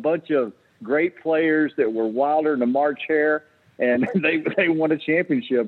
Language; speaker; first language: English; native; English